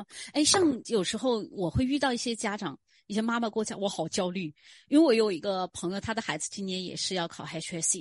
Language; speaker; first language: Chinese; native; Chinese